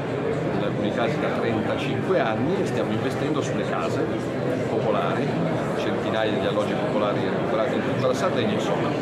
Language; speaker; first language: Italian; native; Italian